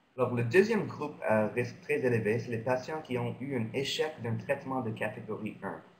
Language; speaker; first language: French; non-native, local second language; English